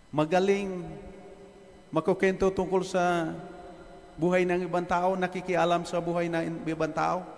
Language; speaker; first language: Filipino; non-native, fluent; Indonesian